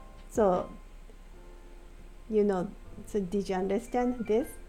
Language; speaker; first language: English; non-native, fluent; Japanese